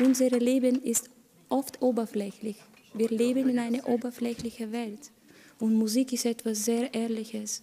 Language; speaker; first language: German; non-native, fluent; Bulgarian